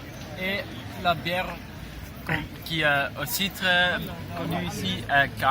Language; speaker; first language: French; non-native, learner; Dutch